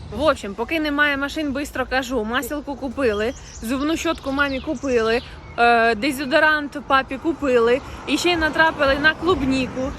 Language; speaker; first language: Ukrainian; non-native, local second language; Russian